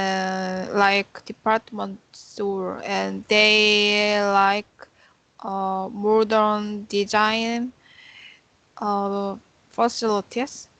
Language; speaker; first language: English; non-native, learner; Korean